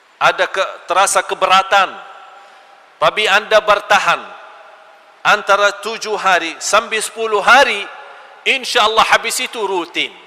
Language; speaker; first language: Malay; non-native, fluent; Arabic